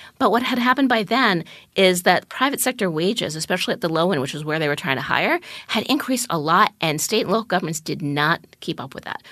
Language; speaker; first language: English; native; English